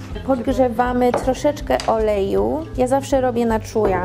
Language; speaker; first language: Polish; early bilingual, heritage; Polish